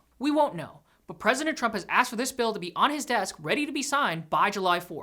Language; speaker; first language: English; native; English